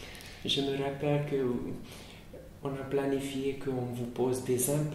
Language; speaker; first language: French; non-native, fluent; Hungarian